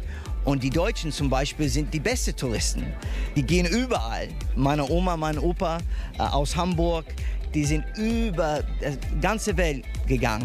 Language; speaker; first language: German; non-native, fluent; English